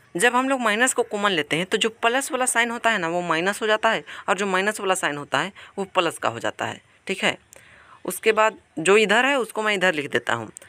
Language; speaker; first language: Hindi; native; Hindi